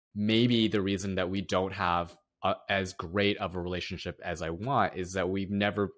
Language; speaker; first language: English; native; English